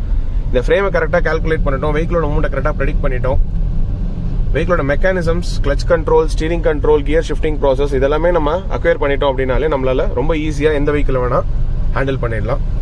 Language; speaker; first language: Tamil; native; Tamil